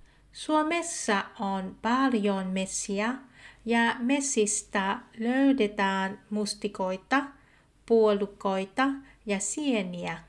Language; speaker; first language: Finnish; non-native, fluent; Vietnamese